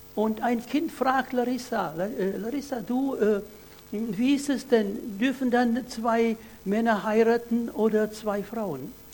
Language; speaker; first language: German; non-native, fluent; Russian